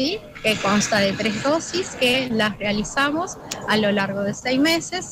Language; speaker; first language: Spanish; native; Spanish